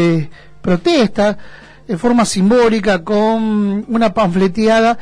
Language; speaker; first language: Spanish; native; Spanish